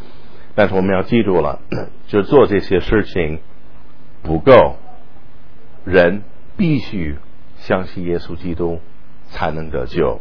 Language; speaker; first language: Chinese; non-native, fluent; English